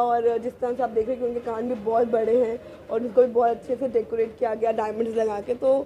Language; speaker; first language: Hindi; native; Hindi